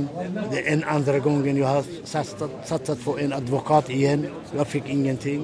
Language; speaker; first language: Swedish; non-native, learner; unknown